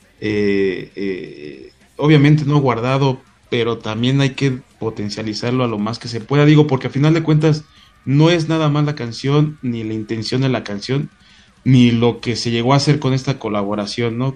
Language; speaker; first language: Spanish; native; Spanish